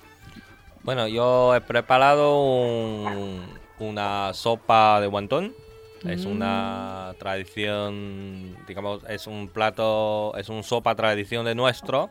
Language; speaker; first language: Spanish; non-native, learner; Chinese